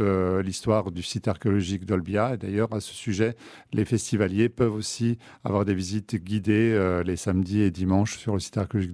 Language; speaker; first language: French; native; French